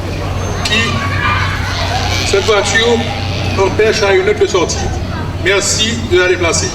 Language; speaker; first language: French; non-native, local second language; Haitian Creole